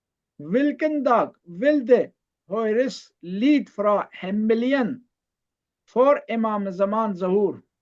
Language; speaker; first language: Norwegian; non-native, learner; Urdu